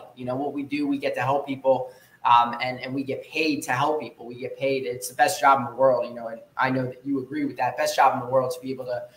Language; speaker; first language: English; native; English